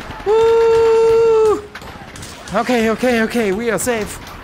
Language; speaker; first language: English; non-native, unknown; German